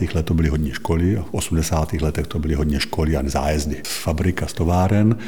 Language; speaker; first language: Czech; native; Czech